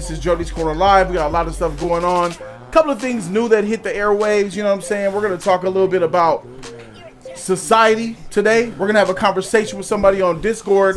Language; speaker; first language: English; native; English